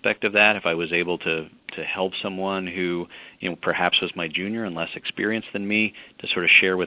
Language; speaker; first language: English; native; English